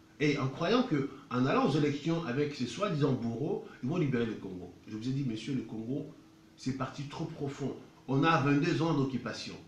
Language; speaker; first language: French; non-native, local second language; Lingala